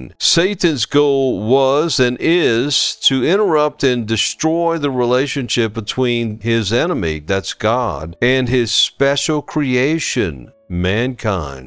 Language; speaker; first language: English; native; English